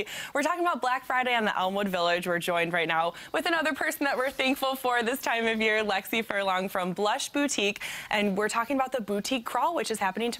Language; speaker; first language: English; native; English